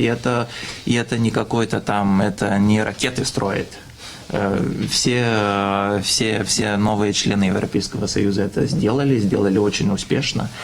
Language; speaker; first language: Russian; non-native, fluent; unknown